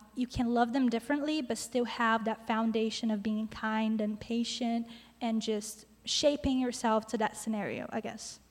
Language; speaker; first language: English; non-native, fluent; Portuguese